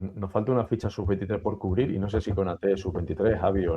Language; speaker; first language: Spanish; native; Spanish